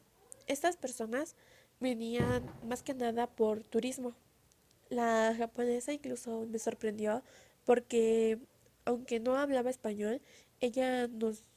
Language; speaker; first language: Spanish; native; Spanish